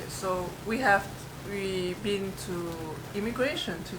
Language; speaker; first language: English; non-native, fluent; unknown